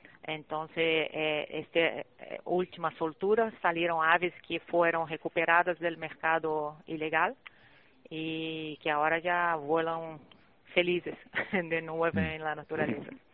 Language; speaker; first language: Spanish; non-native, fluent; Portuguese